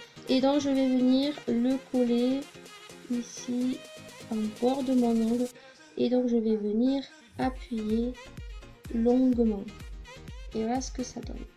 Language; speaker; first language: French; native; French